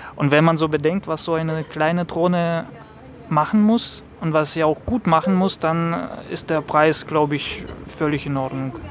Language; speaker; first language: German; non-native, fluent; Russian